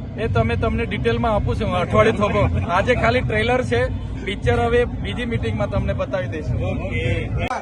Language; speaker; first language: Gujarati; non-native, local second language; Vasavi